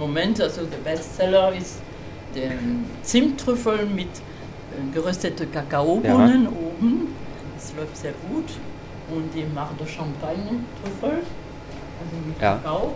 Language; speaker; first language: German; non-native, fluent; French